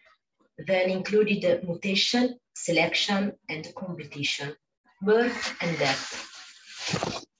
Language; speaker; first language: English; non-native, fluent; Italian